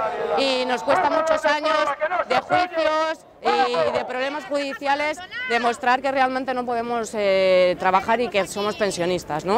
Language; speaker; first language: Spanish; native; Spanish